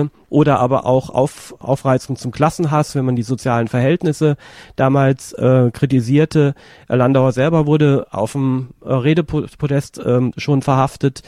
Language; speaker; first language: German; native; German